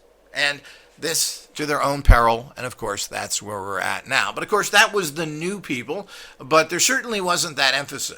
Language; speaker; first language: English; native; English